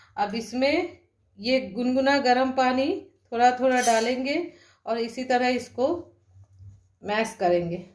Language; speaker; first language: Hindi; native; Hindi